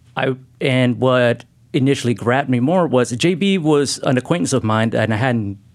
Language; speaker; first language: English; non-native, fluent; Spanish